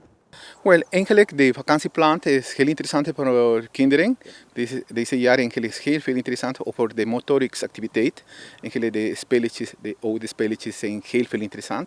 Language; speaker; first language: Dutch; non-native, learner; Spanish